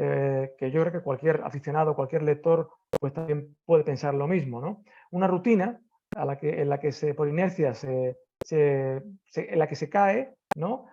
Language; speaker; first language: Spanish; native; Spanish